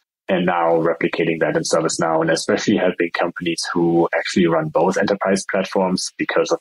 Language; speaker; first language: English; non-native, fluent; German